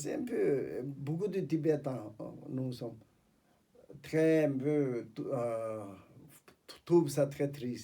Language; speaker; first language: French; non-native, fluent; Tibetan